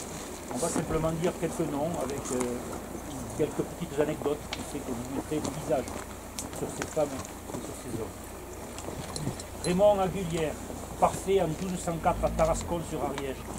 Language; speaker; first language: French; native; French